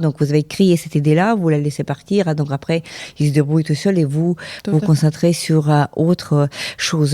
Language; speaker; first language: French; non-native, fluent; Ukrainian